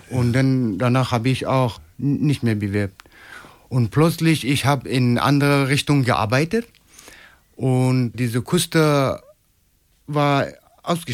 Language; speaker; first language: German; non-native, fluent; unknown